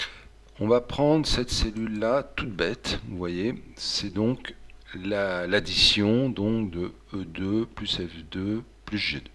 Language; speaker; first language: French; native; French